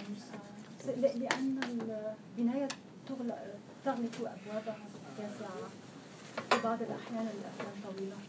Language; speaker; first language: Arabic; non-native, fluent; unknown